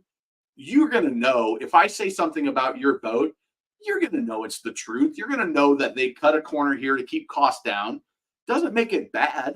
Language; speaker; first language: English; native; English